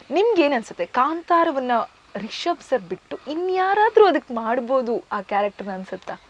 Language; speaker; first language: Kannada; native; Kannada